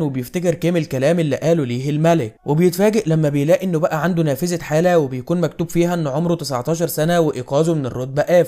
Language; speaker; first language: Arabic; native; Arabic